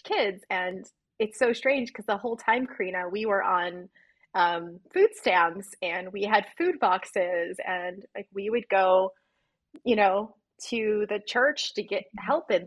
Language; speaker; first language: English; native; English